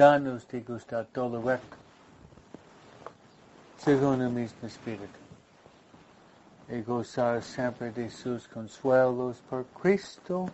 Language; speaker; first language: Spanish; non-native, fluent; English